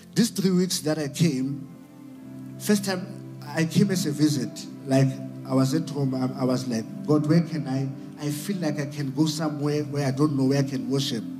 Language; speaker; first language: English; non-native, local second language; Southern Sotho